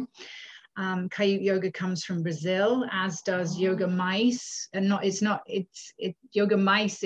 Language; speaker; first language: English; native; English